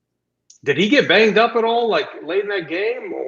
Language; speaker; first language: English; native; English